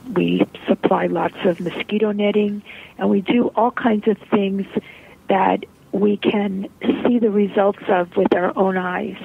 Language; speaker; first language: English; early bilingual, heritage; Polish